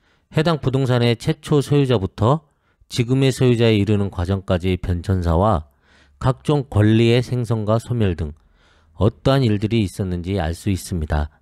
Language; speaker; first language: Korean; native; Korean